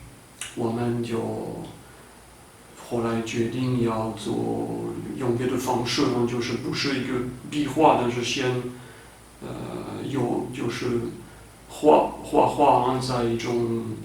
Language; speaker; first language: Chinese; non-native, fluent; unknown